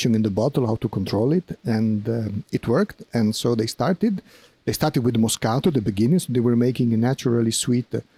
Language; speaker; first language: English; non-native, fluent; Italian